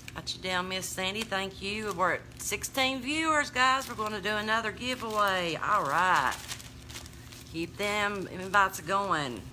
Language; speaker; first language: English; native; English